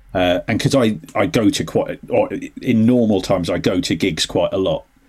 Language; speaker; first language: English; native; English